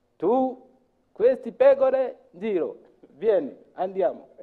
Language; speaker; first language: Italian; non-native, learner; Luo (Kenya and Tanzania)